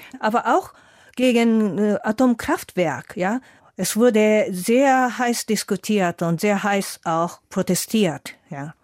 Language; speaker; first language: German; non-native, fluent; Japanese